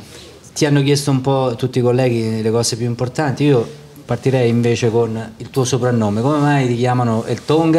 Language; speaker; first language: Italian; native; Italian